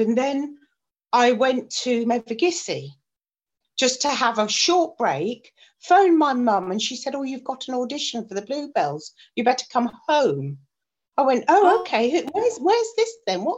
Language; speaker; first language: English; native; English